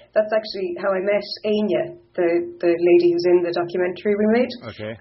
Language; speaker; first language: English; non-native, local second language; Irish